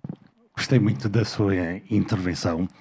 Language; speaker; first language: Portuguese; native; Portuguese